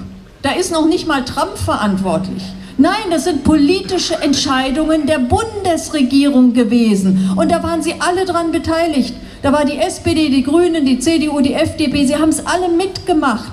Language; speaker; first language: German; native; German